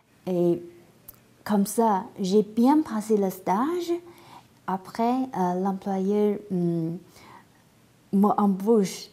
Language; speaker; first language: French; non-native, learner; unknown